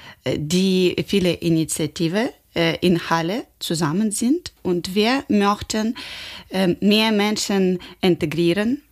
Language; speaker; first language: German; non-native, learner; Ukrainian